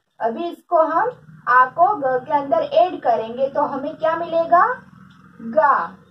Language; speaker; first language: Hindi; non-native, local second language; Gujarati